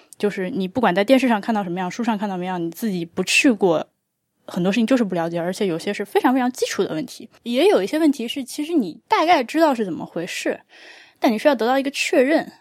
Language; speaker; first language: Chinese; native; Chinese